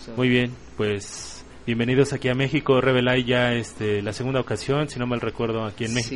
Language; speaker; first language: Spanish; native; Spanish